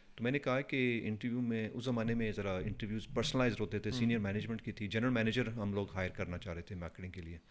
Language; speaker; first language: Urdu; non-native, fluent; Punjabi